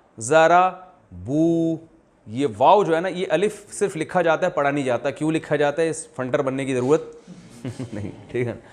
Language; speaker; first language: Urdu; native; Urdu